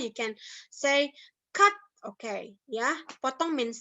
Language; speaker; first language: English; non-native, fluent; Indonesian